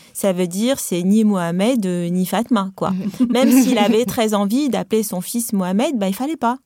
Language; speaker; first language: French; non-native, local second language; Arabic